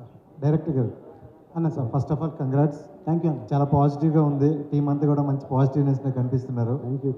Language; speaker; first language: Telugu; native; Telugu